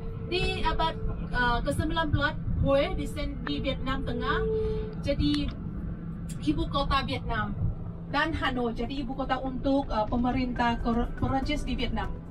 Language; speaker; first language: Indonesian; non-native, fluent; Vietnamese